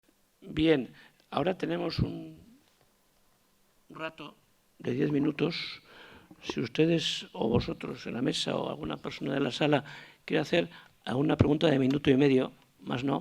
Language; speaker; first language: Spanish; native; Spanish